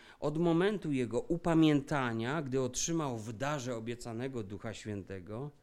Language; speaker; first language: Polish; native; Polish